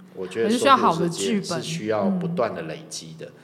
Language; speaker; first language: Chinese; native; Chinese